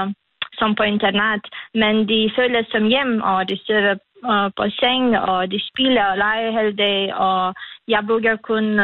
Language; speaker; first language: Danish; non-native, learner; Lithuanian